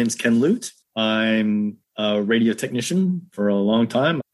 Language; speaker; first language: English; native; English